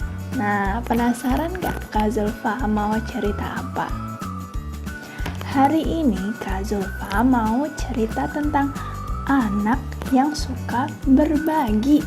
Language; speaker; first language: Indonesian; native; Indonesian